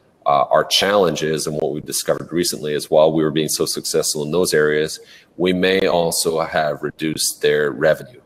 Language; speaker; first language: English; native; English